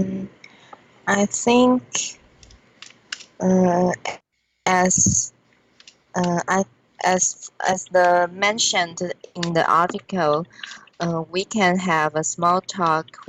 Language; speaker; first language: English; non-native, learner; Chinese